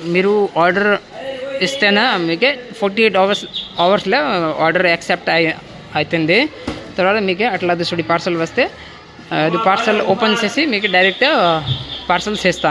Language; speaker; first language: Telugu; non-native, local second language; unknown